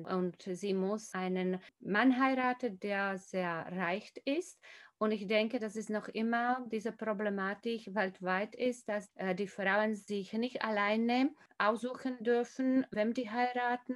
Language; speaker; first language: German; non-native, fluent; Slovak